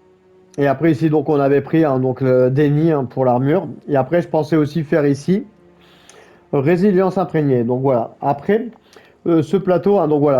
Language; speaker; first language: French; native; French